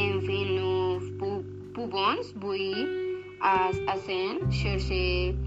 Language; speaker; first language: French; non-native, learner; Spanish